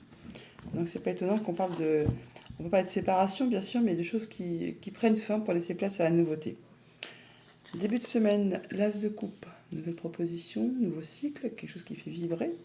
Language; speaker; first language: French; native; French